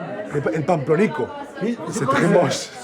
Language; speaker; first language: French; non-native, learner; Spanish